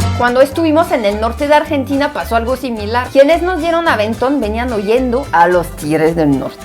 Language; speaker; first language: Spanish; non-native, fluent; French